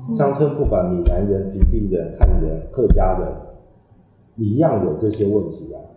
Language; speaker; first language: Chinese; native; Chinese